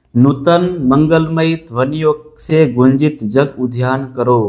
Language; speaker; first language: Hindi; non-native, local second language; Gujarati